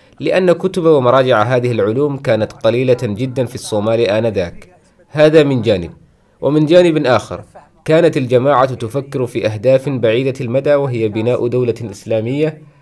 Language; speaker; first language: Arabic; non-native, local second language; Somali